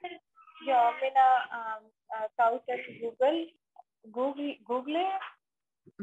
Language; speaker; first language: Finnish; non-native, learner; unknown